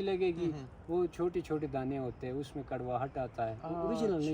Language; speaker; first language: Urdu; non-native, local second language; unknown